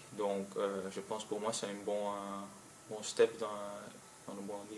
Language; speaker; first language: French; non-native, local second language; Dutch